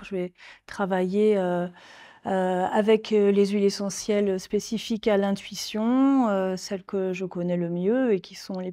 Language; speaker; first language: French; native; French